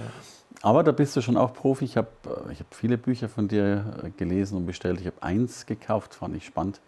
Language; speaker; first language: German; native; German